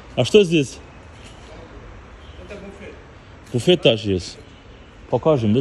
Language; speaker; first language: Russian; non-native, learner; Turkish